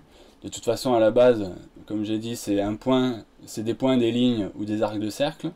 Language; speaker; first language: French; native; French